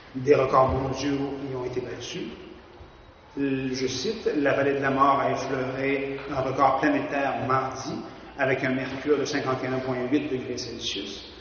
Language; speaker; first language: French; native; French